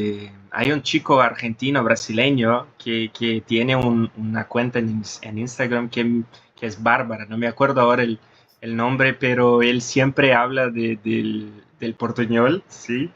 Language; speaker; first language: Spanish; non-native, fluent; Portuguese